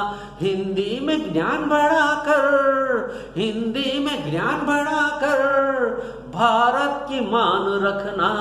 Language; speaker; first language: Hindi; non-native, local second language; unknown